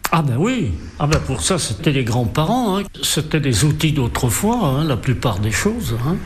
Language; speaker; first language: French; native; French